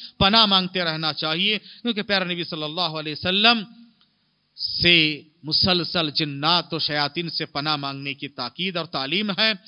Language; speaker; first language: Urdu; native; Urdu